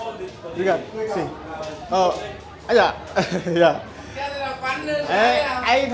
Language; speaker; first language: Portuguese; non-native, fluent; Vietnamese